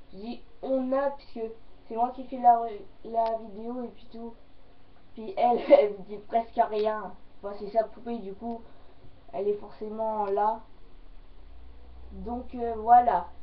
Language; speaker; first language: French; native; French